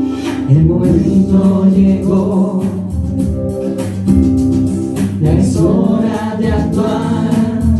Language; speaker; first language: Spanish; native; Spanish